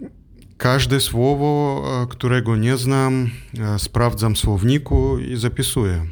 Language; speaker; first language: Polish; non-native, learner; German